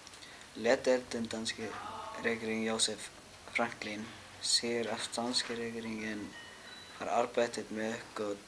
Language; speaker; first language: Danish; non-native, learner; Icelandic